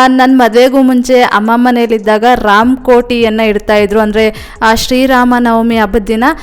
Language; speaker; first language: Kannada; non-native, local second language; Telugu